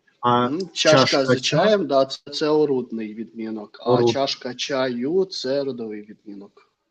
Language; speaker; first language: Ukrainian; non-native, learner; Russian